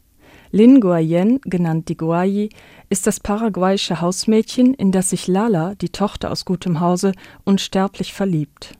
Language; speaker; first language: German; native; German